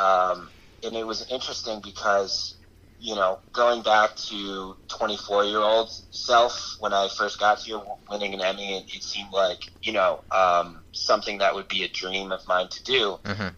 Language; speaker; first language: English; native; English